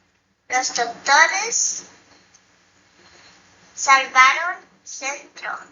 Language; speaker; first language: Spanish; early bilingual, heritage; Spanish